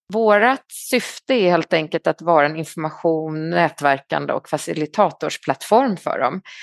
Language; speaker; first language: Swedish; native; Swedish